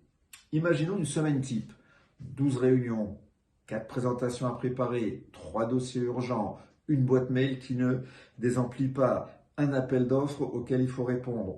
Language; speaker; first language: French; native; French